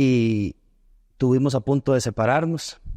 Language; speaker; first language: Spanish; native; Spanish